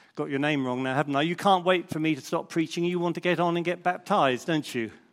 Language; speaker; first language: English; native; English